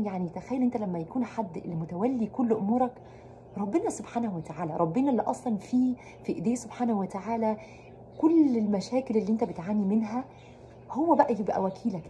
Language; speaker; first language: Arabic; native; Arabic